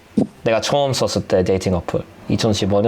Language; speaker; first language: Korean; non-native, fluent; English